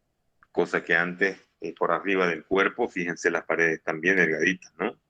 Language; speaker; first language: Spanish; native; Spanish